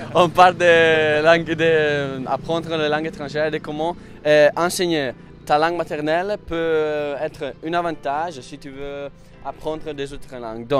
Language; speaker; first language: French; non-native, fluent; Italian